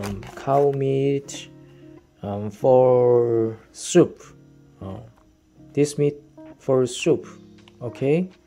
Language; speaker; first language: English; non-native, learner; Korean